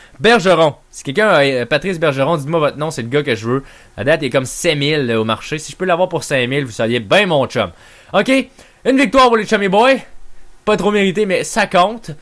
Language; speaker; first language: French; native; French